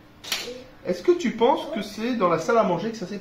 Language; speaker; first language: French; native; French